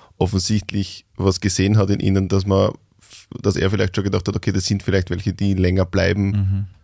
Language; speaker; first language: German; native; German